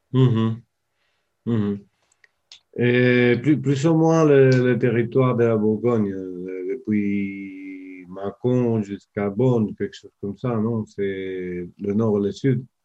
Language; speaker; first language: French; non-native, fluent; Spanish